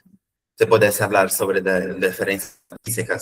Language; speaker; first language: Spanish; non-native, learner; Portuguese